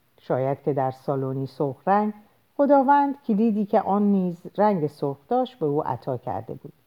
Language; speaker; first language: Persian; native; Persian